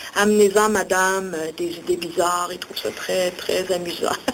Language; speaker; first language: French; native; French